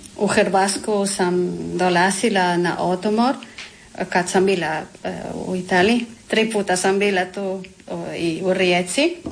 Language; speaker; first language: Croatian; non-native, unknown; Spanish